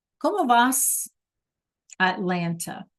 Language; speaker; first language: Spanish; non-native, fluent; English